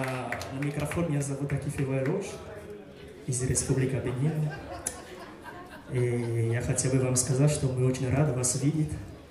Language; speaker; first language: Russian; non-native, fluent; French